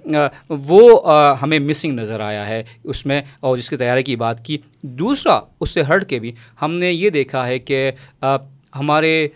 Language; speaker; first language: Urdu; non-native, local second language; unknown